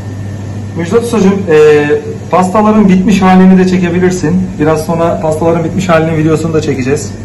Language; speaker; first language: Turkish; native; Turkish